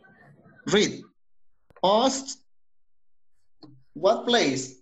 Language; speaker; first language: English; non-native, fluent; Spanish